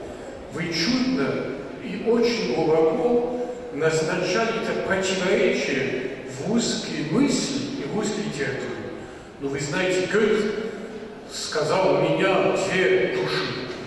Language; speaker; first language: Russian; non-native, learner; French